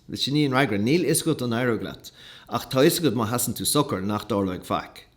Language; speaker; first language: Irish; native; Irish